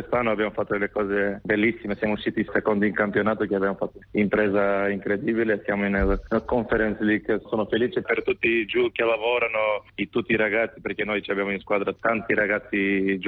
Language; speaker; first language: Italian; non-native, fluent; Macedonian